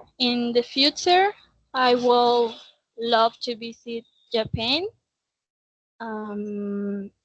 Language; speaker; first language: English; non-native, learner; Spanish